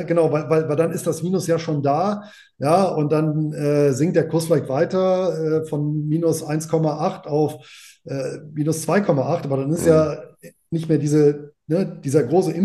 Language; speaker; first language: German; native; German